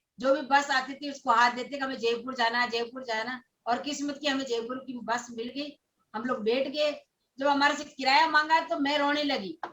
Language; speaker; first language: Hindi; non-native, local second language; Rajasthani